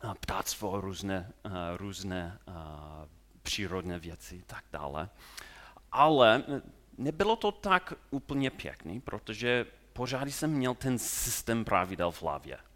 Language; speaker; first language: Czech; non-native, fluent; English